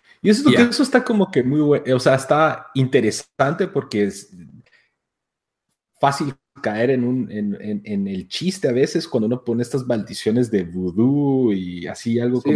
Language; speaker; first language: Spanish; native; Spanish